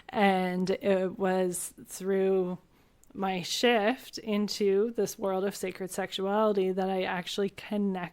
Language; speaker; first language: English; native; English